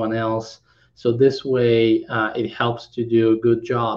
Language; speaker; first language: English; non-native, fluent; Kazakh